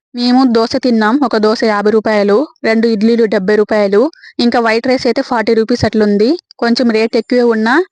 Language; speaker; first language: Telugu; native; Telugu